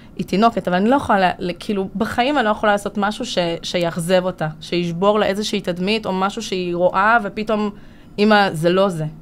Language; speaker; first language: Hebrew; early bilingual, other home language; Russian